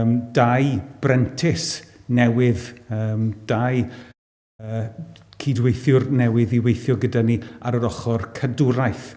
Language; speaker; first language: Welsh; native; Welsh